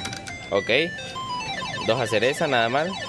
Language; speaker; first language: Spanish; native; Spanish